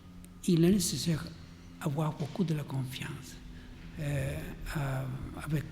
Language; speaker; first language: French; non-native, learner; Catalan